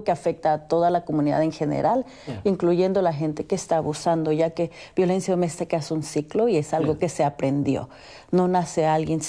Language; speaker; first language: Spanish; early bilingual, heritage; Spanish